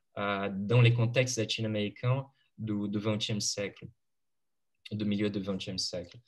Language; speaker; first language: French; non-native, fluent; Portuguese